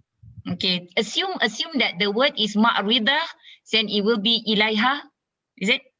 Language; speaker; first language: English; non-native, local second language; Malay